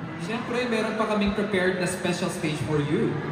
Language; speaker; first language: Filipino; non-native, learner; Korean